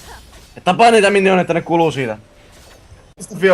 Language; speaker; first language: Finnish; native; Finnish